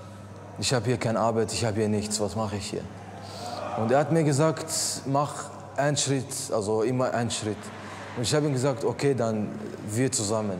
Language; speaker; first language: German; non-native, learner; Arabic